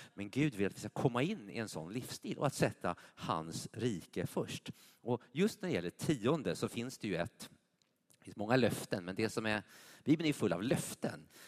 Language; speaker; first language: Swedish; native; Swedish